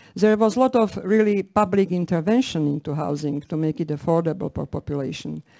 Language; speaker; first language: English; non-native, fluent; Slovak